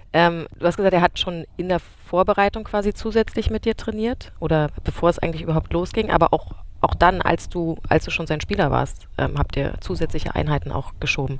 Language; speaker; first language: German; native; German